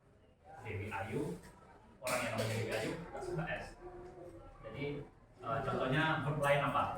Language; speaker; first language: Indonesian; native; Indonesian